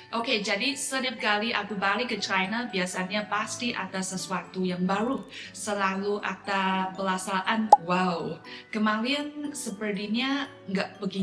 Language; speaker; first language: Indonesian; non-native, fluent; Chinese